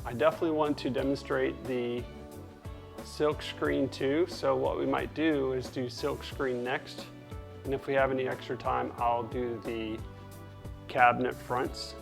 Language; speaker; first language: English; native; English